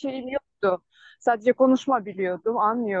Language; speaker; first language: Turkish; non-native, learner; Kyrgyz